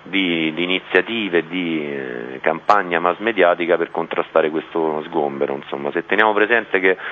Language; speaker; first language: Italian; native; Italian